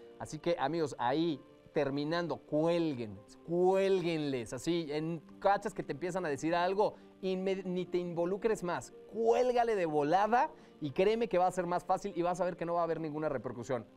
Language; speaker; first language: Spanish; native; Spanish